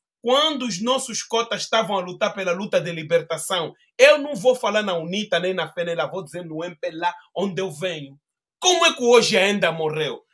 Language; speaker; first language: Portuguese; native; Portuguese